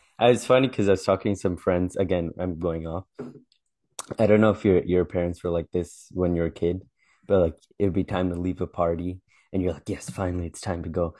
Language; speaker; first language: English; early bilingual, other home language; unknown